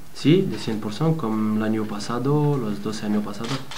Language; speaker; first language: Spanish; non-native, learner; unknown